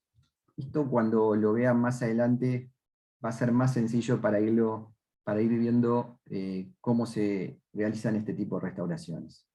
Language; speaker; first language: Spanish; native; Spanish